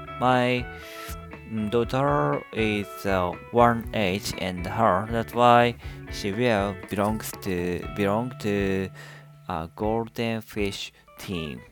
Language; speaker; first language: English; non-native, learner; Japanese